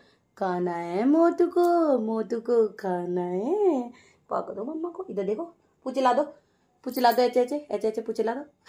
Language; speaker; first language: Hindi; native; Hindi